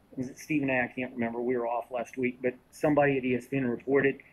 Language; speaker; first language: English; native; English